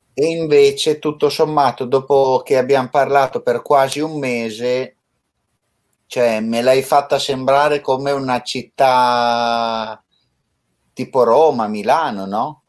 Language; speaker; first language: Italian; native; Italian